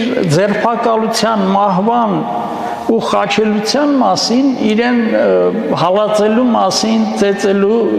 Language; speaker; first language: Armenian; native; Armenian